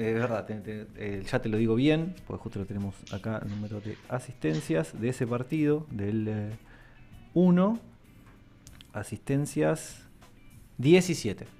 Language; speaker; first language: Spanish; native; Spanish